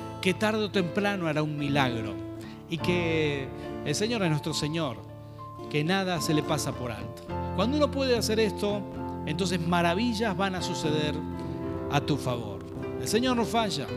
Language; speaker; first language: Spanish; native; Spanish